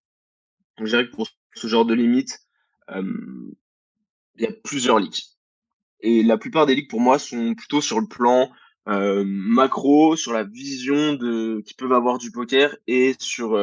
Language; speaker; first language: French; native; French